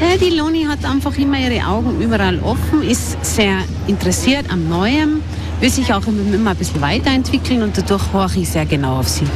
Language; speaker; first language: German; native; German